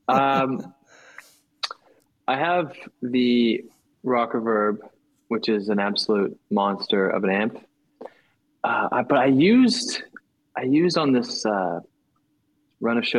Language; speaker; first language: English; native; English